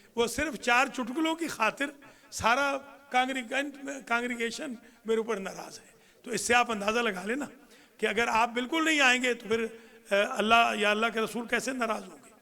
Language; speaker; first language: Urdu; non-native, local second language; Punjabi